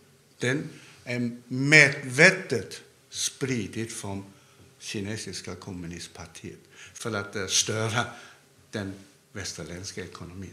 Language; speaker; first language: Swedish; non-native, fluent; Cantonese